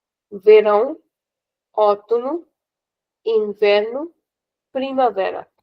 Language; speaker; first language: Portuguese; non-native, fluent; Hindi